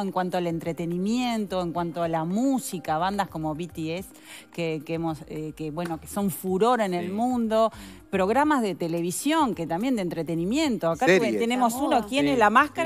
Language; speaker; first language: Spanish; native; Spanish